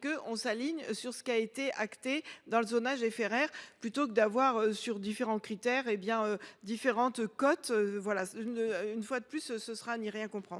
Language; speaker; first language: French; native; French